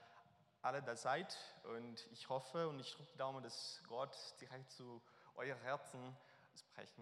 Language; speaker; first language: German; non-native, learner; Portuguese